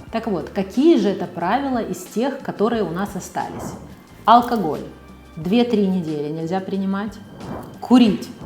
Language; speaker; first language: Russian; native; Russian